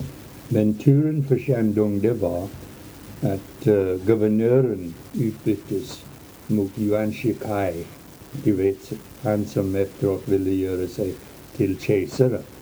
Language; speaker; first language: Swedish; early bilingual, heritage; Swedish